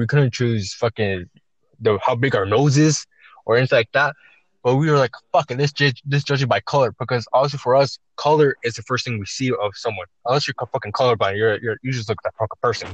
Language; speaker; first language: English; native; English